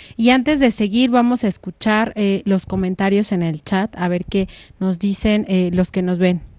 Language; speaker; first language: Spanish; native; Spanish